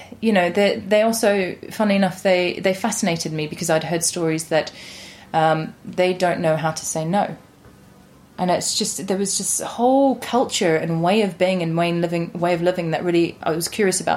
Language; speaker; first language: English; native; English